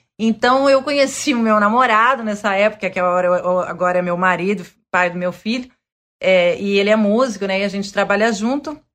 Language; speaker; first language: Portuguese; early bilingual, other home language; Spanish